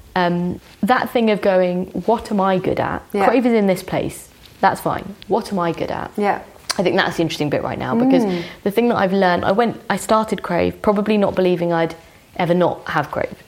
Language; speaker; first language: English; native; English